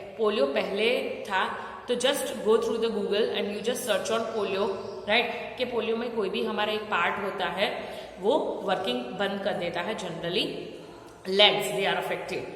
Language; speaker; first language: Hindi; non-native, local second language; Gujarati